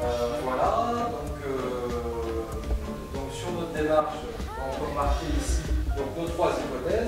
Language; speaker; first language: French; native; French